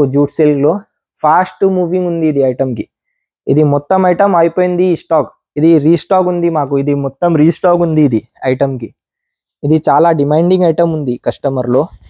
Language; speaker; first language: Telugu; non-native, local second language; Urdu